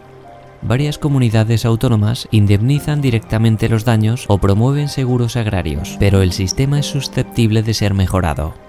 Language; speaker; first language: Spanish; native; Spanish